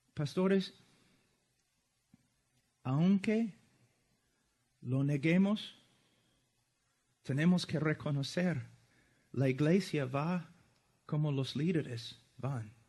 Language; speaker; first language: Spanish; non-native, fluent; English